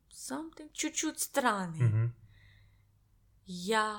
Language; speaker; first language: Russian; non-native, learner; English